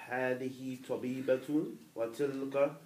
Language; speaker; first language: Arabic; non-native, learner; English